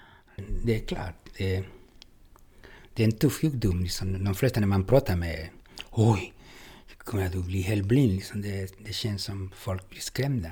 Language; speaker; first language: Swedish; non-native, fluent; Spanish